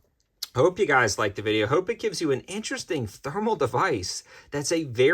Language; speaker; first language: English; native; English